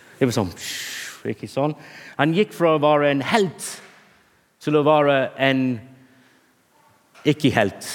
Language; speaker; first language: Norwegian; non-native, fluent; English